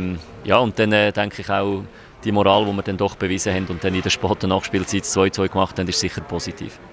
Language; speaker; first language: German; native; German